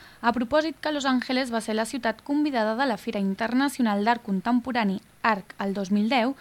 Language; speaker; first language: Catalan; native; Catalan